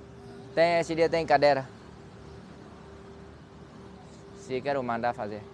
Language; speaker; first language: Portuguese; non-native, learner; Vietnamese